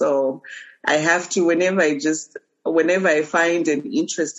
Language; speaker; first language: English; non-native, local second language; Shona